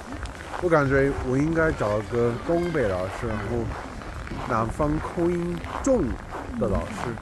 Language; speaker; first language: Chinese; non-native, learner; English